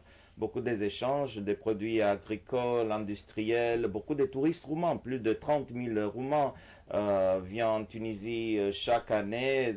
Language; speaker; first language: French; non-native, fluent; Romanian